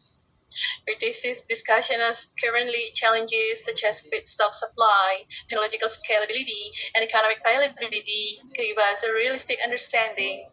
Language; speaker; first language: English; non-native, fluent; Indonesian